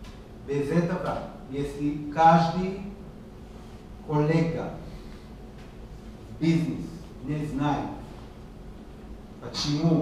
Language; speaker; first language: Russian; non-native, learner; Hebrew